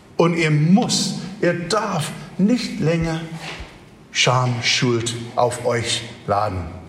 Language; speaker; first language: German; non-native, fluent; English